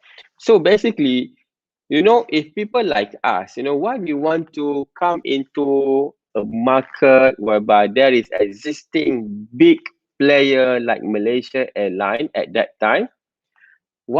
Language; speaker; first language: English; non-native, local second language; Malay